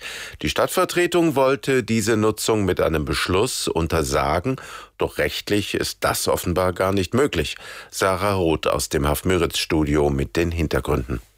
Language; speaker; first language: German; native; German